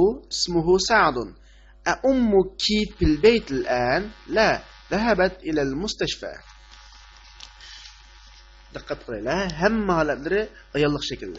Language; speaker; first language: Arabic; non-native, fluent; Uyghur